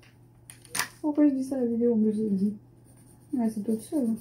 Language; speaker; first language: French; native; French